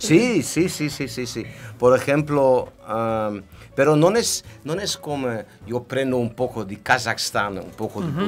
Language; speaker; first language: Spanish; non-native, learner; Dutch